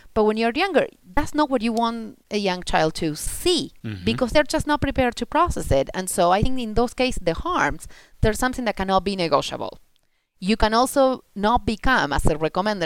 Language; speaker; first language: English; non-native, fluent; Spanish